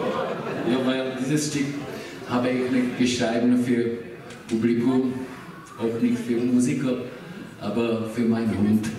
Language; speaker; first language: German; non-native, learner; Czech